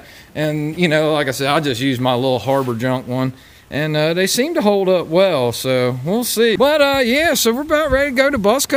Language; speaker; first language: English; native; English